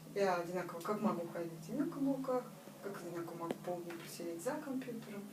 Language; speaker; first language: Russian; native; Russian